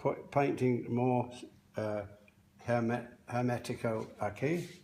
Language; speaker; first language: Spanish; non-native, learner; English